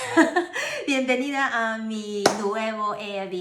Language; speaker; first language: Spanish; non-native, learner; Cantonese